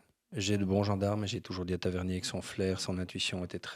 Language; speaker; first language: French; native; French